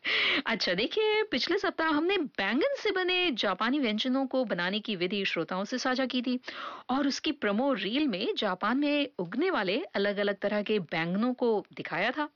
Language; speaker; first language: Hindi; native; Hindi